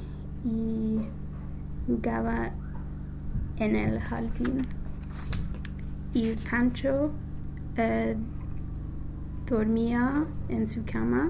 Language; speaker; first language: Spanish; non-native, learner; English